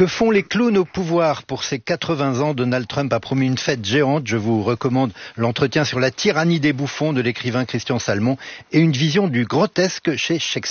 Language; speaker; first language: French; native; French